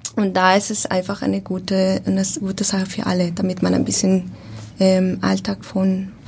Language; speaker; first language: German; non-native, learner; Spanish